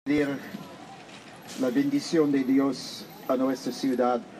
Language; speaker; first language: Spanish; non-native, fluent; English